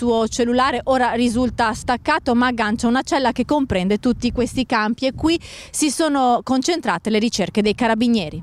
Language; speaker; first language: Italian; native; Italian